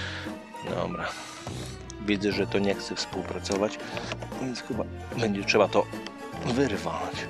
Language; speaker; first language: Polish; native; Polish